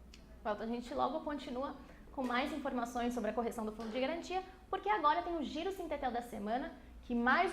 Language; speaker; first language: Portuguese; native; Portuguese